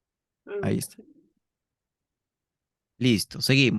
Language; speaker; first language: Spanish; native; Spanish